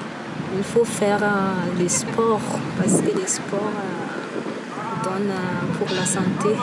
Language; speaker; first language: French; non-native, local second language; Malagasy